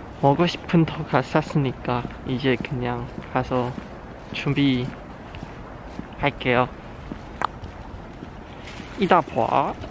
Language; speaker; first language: Korean; non-native, learner; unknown